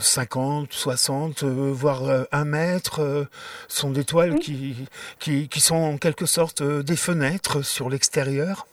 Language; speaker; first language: French; native; French